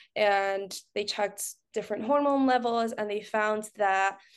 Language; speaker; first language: English; early bilingual, other home language; Spanish